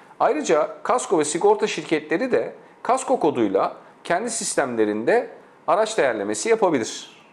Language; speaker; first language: Turkish; native; Turkish